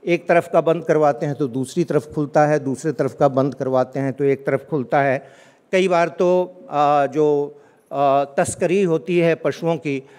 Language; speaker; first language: Hindi; native; Hindi